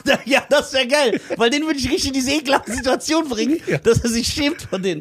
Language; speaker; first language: German; early bilingual, other home language; Persian